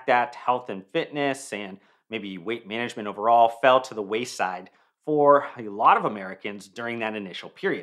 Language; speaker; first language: English; native; English